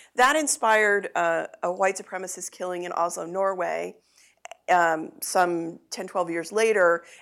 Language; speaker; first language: English; native; English